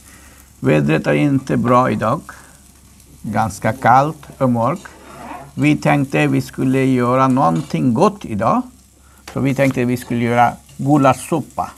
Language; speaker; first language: Swedish; non-native, local second language; Bangla